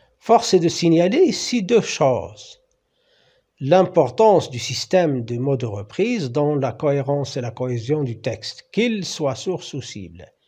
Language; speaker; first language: French; non-native, local second language; Arabic